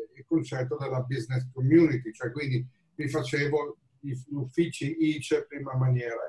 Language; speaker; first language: Italian; native; Italian